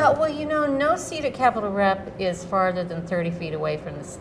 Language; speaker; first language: English; native; English